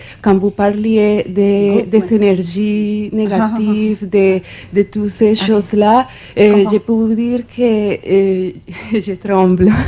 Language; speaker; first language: French; non-native, fluent; Spanish